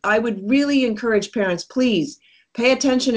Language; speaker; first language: English; native; English